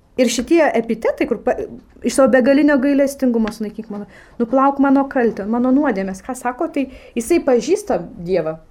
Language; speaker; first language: Lithuanian; non-native, fluent; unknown